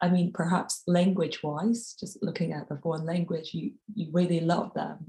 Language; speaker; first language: English; non-native, local second language; Cantonese